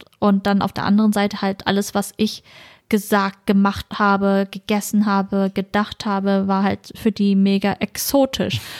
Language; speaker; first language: German; native; German